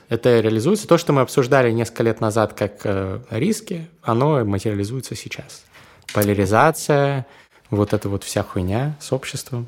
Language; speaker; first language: Russian; native; Russian